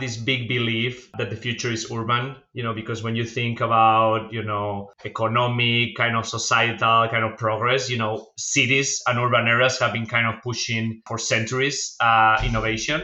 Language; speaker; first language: English; non-native, fluent; Spanish